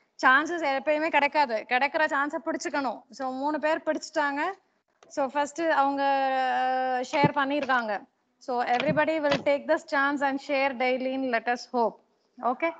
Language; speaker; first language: English; non-native, local second language; Tamil